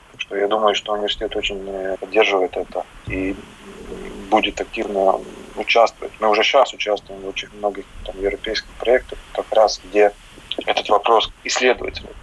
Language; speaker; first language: Russian; non-native, local second language; Latvian